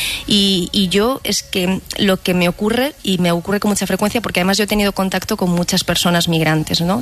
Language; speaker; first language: Spanish; native; Spanish